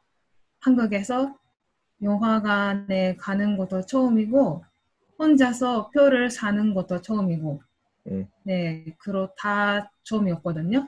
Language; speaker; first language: Korean; non-native, learner; Japanese